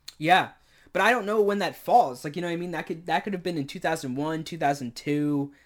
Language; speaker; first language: English; native; English